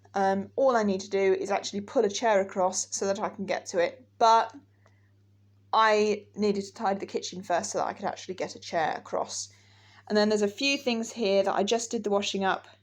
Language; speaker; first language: English; native; English